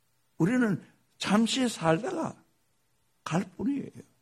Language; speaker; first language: Korean; native; Korean